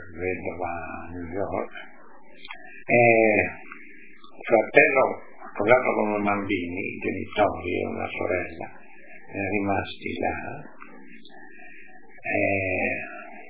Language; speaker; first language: Italian; native; Italian